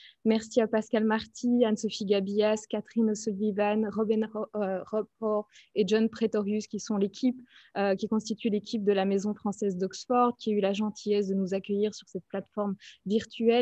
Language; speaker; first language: French; native; French